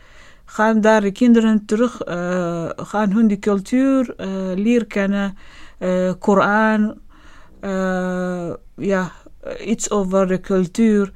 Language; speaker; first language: Dutch; non-native, learner; Arabic